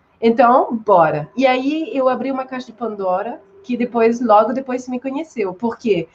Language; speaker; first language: Portuguese; non-native, fluent; French